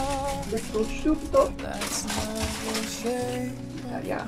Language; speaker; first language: Italian; non-native, learner; French